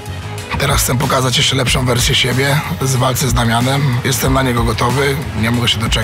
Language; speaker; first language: Polish; native; Polish